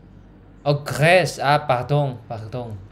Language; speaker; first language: French; non-native, learner; Indonesian